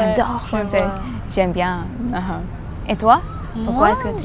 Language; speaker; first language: French; non-native, learner; Thai